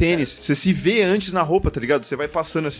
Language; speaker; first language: Portuguese; native; Portuguese